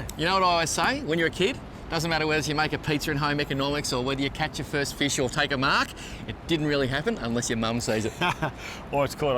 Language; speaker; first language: English; native; English